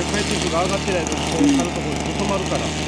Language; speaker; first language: Japanese; native; Japanese